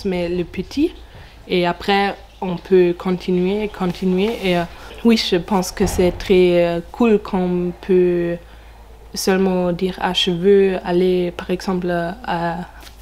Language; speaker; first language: French; non-native, learner; German